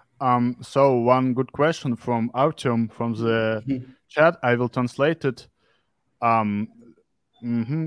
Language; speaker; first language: English; non-native, fluent; Russian